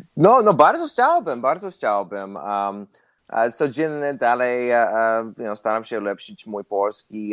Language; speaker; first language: Polish; non-native, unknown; English